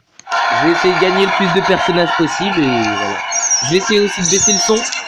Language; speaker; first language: French; native; French